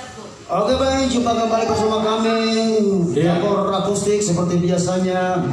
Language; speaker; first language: Indonesian; native; Indonesian